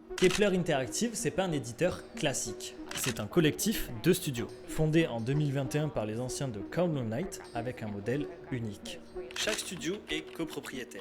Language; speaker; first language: French; native; French